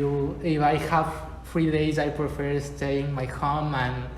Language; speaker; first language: English; non-native, learner; Spanish